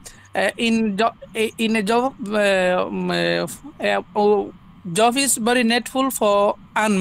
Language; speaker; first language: English; non-native, learner; Bangla